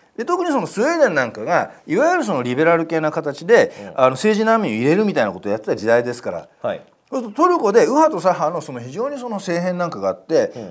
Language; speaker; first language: Japanese; native; Japanese